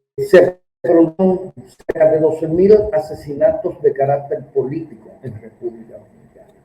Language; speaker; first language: Spanish; native; Spanish